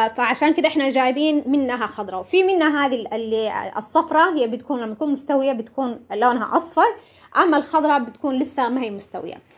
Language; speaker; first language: Arabic; non-native, local second language; Somali